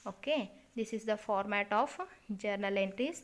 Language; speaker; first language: English; non-native, local second language; Kannada